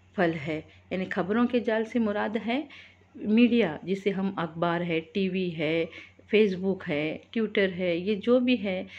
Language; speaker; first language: Urdu; native; Urdu